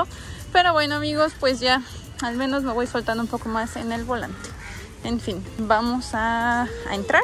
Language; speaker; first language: Spanish; native; Spanish